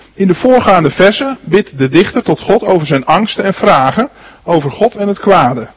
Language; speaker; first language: Dutch; native; Dutch